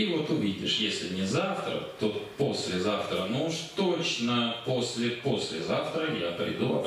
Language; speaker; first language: Russian; native; Russian